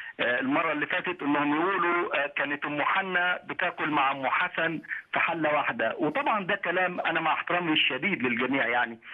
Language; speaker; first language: Arabic; native; Arabic